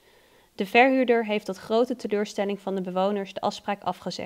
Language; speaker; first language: Dutch; native; Dutch